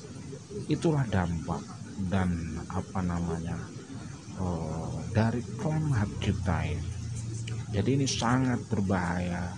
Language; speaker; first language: Indonesian; native; Indonesian